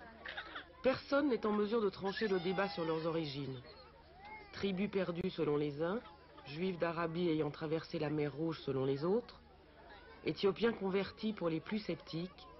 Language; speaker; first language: French; native; French